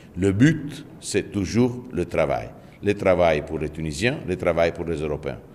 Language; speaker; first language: French; non-native, fluent; Italian